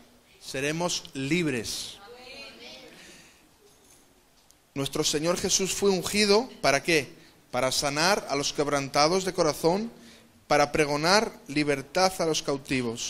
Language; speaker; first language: Spanish; native; Spanish